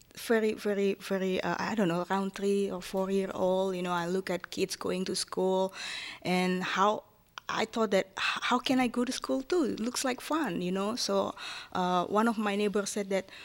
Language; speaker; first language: English; non-native, fluent; Japanese